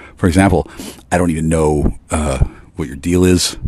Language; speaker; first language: English; native; English